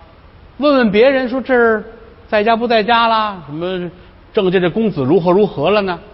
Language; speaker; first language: Chinese; native; Chinese